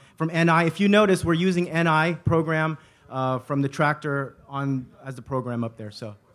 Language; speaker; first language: English; native; English